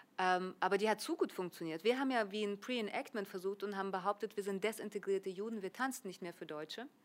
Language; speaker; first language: German; early bilingual, other home language; Russian